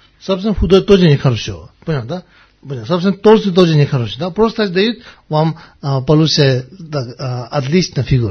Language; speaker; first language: Russian; non-native, learner; Tibetan